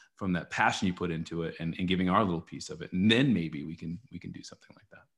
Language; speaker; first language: English; native; English